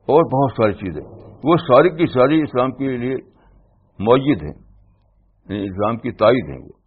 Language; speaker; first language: Urdu; native; Urdu